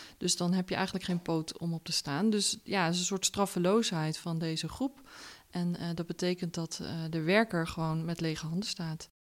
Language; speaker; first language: Dutch; native; Dutch